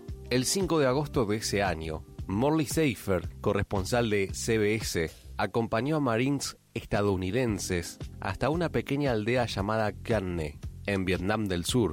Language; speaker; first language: Spanish; native; Spanish